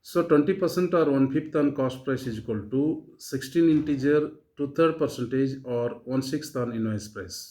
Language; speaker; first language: English; non-native, local second language; Kannada